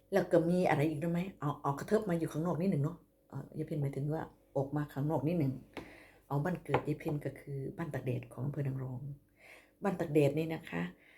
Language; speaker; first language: Thai; native; Thai